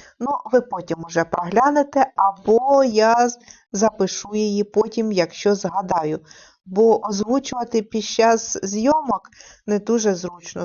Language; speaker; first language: Ukrainian; native; Ukrainian